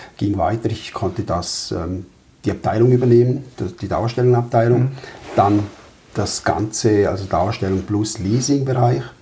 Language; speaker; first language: German; early bilingual, other home language; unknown